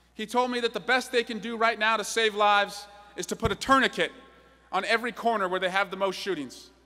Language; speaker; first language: English; native; English